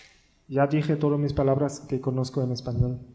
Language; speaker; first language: Spanish; non-native, learner; German